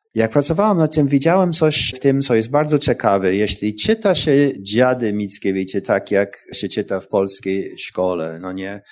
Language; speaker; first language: Polish; non-native, fluent; English